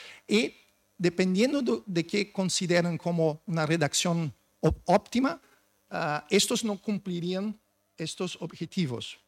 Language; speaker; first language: Spanish; non-native, fluent; Portuguese